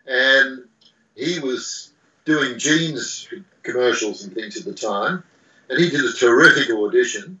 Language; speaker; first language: English; native; English